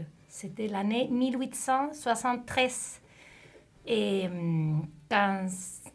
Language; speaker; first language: French; non-native, fluent; Spanish